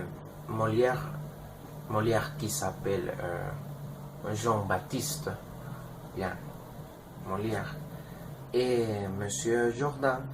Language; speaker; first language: French; non-native, learner; Spanish